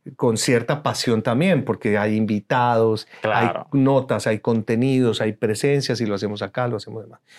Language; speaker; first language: Spanish; native; Spanish